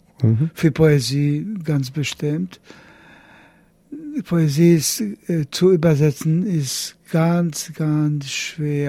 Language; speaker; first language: German; non-native, learner; Polish